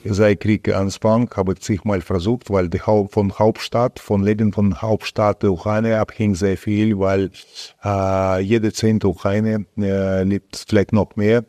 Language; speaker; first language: German; non-native, fluent; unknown